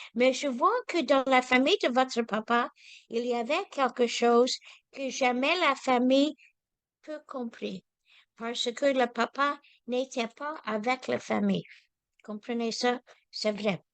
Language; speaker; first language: French; non-native, learner; English